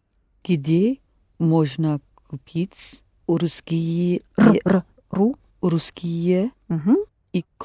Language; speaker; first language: Russian; non-native, learner; English